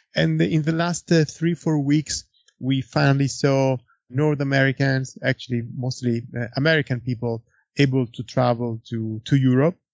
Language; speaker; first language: English; non-native, fluent; Italian